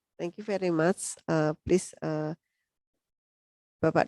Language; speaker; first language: English; non-native, learner; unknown